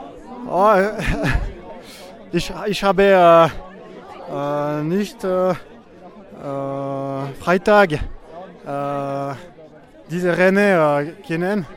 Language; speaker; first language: German; non-native, learner; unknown